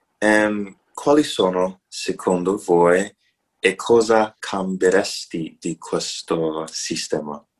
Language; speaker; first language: Italian; non-native, learner; English